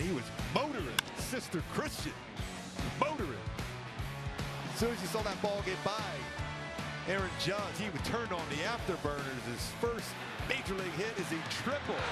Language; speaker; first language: English; native; English